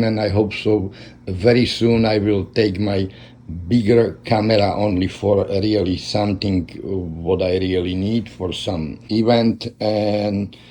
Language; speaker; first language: English; non-native, learner; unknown